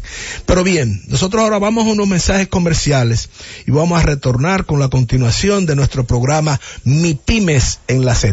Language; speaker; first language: Spanish; native; Spanish